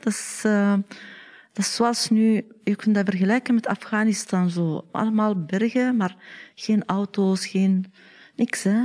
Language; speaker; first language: Dutch; non-native, learner; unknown